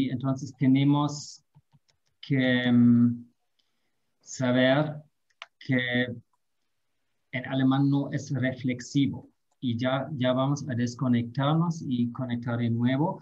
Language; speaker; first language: Spanish; non-native, fluent; German